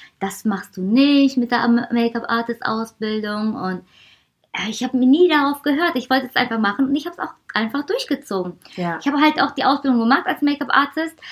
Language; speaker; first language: German; early bilingual, other home language; Persian